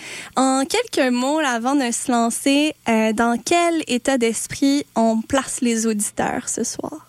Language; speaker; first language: French; native; French